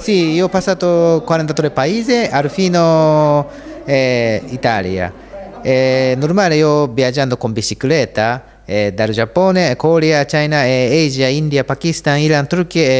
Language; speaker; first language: Italian; non-native, learner; Japanese